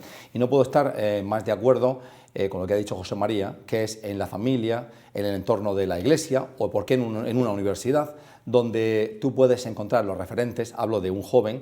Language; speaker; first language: Spanish; native; Spanish